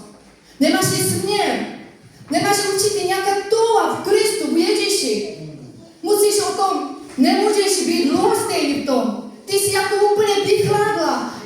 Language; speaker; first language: Czech; non-native, fluent; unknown